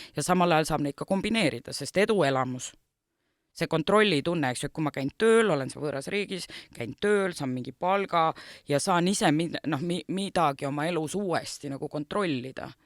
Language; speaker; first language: Estonian; native; Estonian